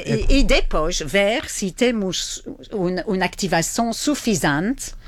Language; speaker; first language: Portuguese; non-native, fluent; French